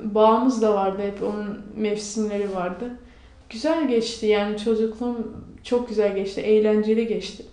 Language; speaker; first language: Turkish; non-native, local second language; Kurdish